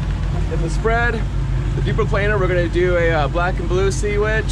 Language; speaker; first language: English; native; English